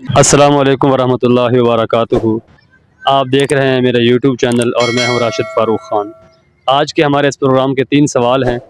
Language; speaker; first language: Urdu; native; Urdu